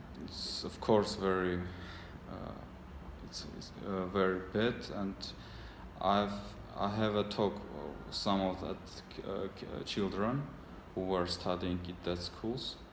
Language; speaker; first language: English; non-native, learner; Armenian